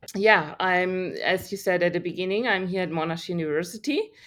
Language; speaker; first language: English; non-native, fluent; German